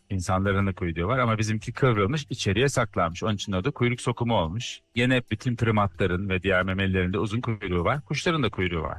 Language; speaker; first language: Turkish; native; Turkish